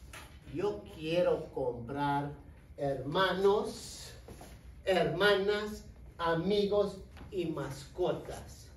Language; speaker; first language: Spanish; non-native, fluent; English